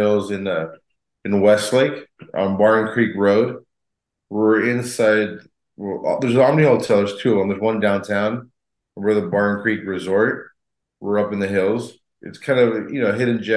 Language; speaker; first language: English; native; English